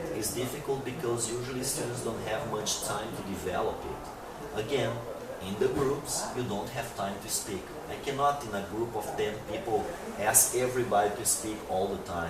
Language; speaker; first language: English; non-native, fluent; Portuguese